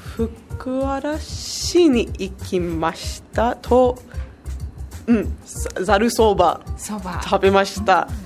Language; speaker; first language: Japanese; non-native, learner; English